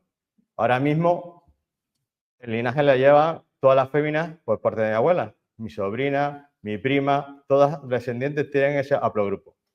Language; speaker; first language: Spanish; native; Spanish